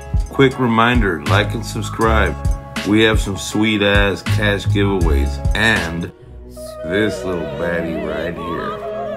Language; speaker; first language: English; early bilingual, other home language; Spanish